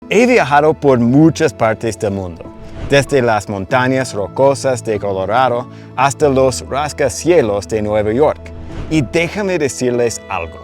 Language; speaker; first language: Spanish; non-native, fluent; English